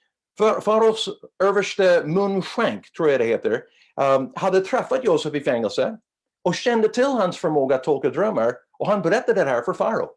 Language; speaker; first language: Swedish; non-native, fluent; English